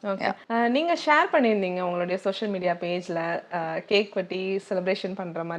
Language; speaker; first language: Tamil; native; Tamil